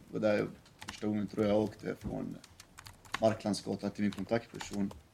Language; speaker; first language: Swedish; early bilingual, other home language; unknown